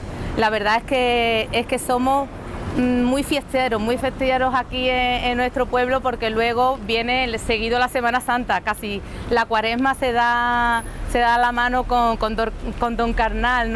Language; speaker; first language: Spanish; native; Spanish